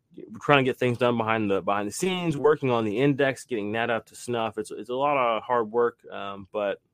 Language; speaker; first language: English; native; English